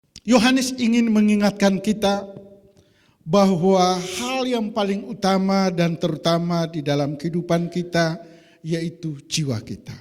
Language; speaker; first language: Indonesian; native; Indonesian